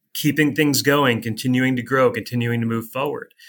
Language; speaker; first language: English; native; English